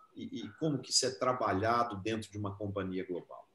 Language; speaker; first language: Portuguese; native; Portuguese